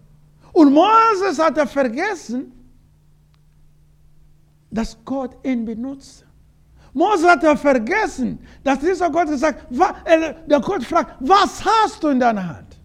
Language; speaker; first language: German; non-native, learner; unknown